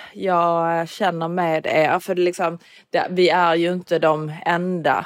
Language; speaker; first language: Swedish; early bilingual, other home language; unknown